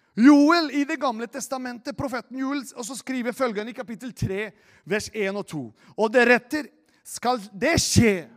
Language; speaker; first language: Norwegian; non-native, fluent; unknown